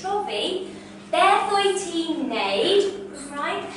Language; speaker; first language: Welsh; non-native, learner; English